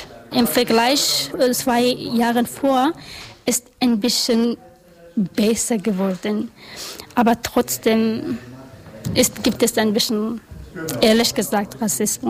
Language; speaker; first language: German; non-native, learner; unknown